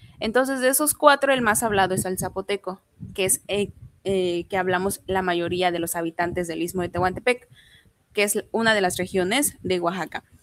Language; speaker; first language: Spanish; non-native, local second language; Zapotec